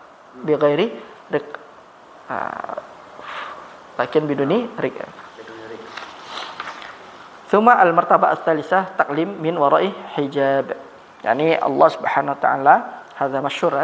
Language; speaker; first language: Arabic; non-native, fluent; Malay